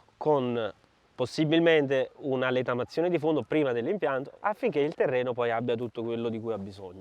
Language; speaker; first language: Italian; native; Italian